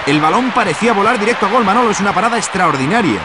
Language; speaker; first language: Spanish; native; Spanish